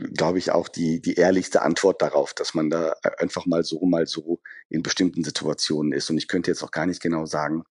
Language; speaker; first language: German; early bilingual, other home language; Persian